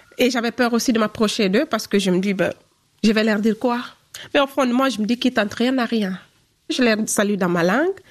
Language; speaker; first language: French; non-native, local second language; Fula